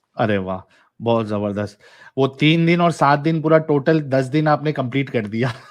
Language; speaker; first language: Hindi; native; Hindi